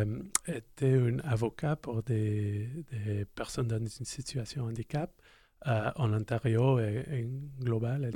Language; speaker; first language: French; non-native, learner; English